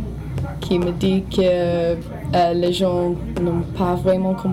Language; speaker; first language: French; non-native, learner; English